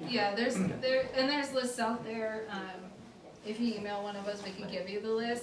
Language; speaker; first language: English; native; English